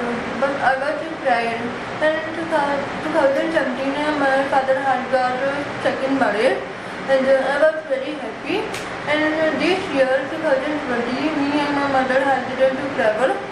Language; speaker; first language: English; non-native, learner; Punjabi